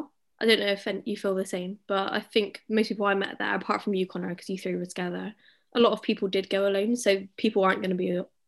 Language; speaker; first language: English; native; English